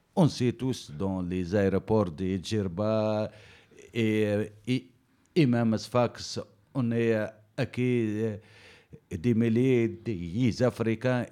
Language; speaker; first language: French; non-native, learner; Berber languages